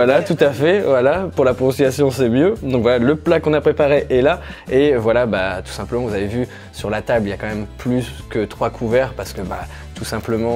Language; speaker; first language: French; native; French